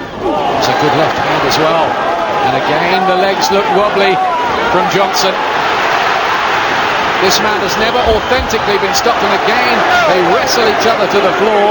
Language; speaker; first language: English; native; English